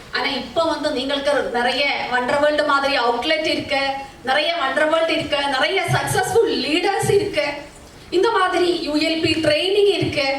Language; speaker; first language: Tamil; non-native, learner; Malayalam